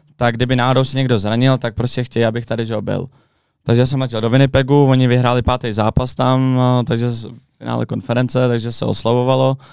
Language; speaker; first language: Czech; native; Czech